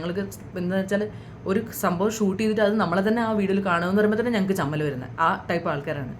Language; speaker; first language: Malayalam; early bilingual, heritage; Malayalam